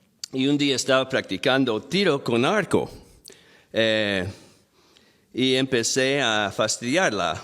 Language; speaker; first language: Spanish; non-native, fluent; English